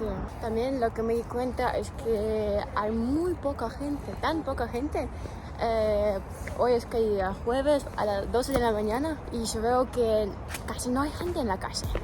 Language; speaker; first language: Spanish; non-native, fluent; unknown